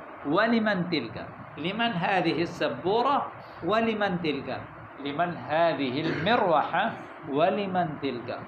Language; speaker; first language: Arabic; non-native, fluent; Urdu